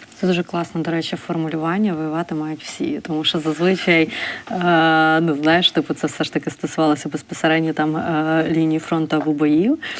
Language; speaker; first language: Ukrainian; non-native, local second language; Russian